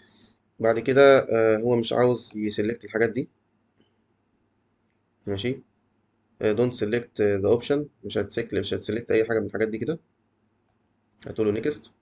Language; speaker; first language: Arabic; native; Arabic